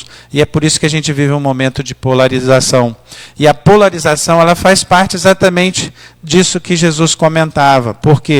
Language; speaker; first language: Portuguese; native; Portuguese